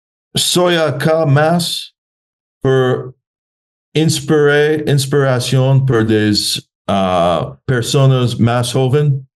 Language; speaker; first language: Spanish; non-native, learner; English